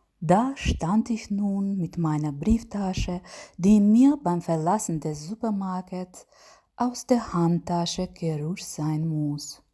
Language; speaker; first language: German; non-native, learner; Ukrainian